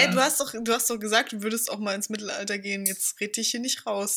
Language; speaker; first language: German; native; German